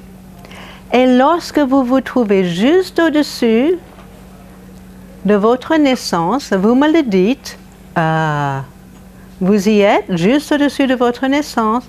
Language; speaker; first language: French; non-native, fluent; English